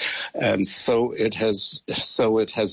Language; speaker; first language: English; native; English